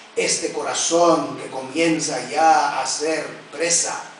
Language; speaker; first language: Spanish; early bilingual, heritage; Spanish